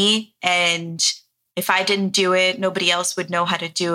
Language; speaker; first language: English; early bilingual, other home language; Portuguese